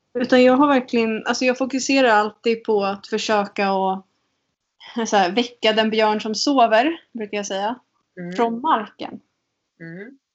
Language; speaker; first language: Swedish; native; Swedish